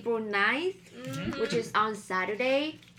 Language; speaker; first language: English; non-native, fluent; Vietnamese